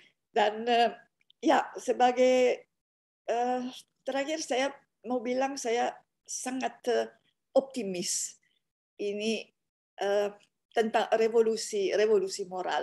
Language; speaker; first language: Indonesian; non-native, fluent; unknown